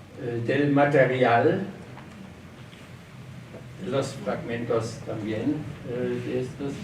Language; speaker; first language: Spanish; non-native, learner; German